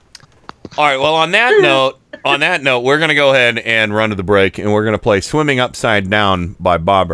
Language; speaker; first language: English; native; English